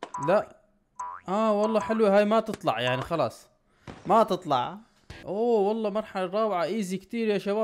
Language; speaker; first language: Arabic; native; Arabic